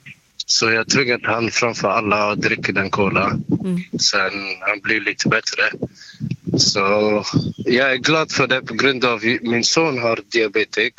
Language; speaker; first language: Swedish; non-native, learner; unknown